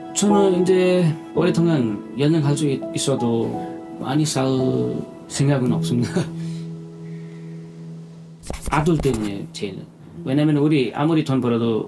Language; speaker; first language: Korean; non-native, learner; Nepali